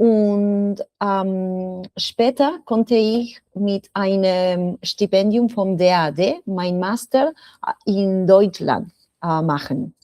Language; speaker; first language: German; non-native, learner; Spanish